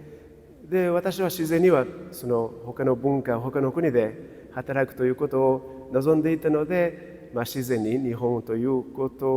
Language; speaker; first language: Japanese; non-native, fluent; Portuguese